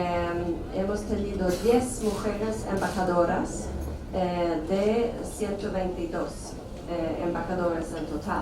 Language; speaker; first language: Spanish; non-native, fluent; Swedish